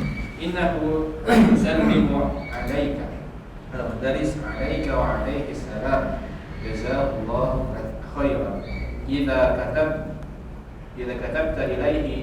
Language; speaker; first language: Arabic; non-native, learner; Indonesian